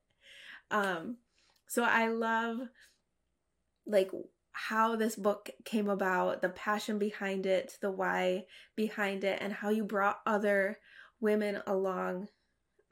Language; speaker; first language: English; native; English